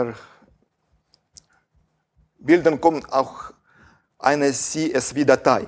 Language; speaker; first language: German; non-native, fluent; Russian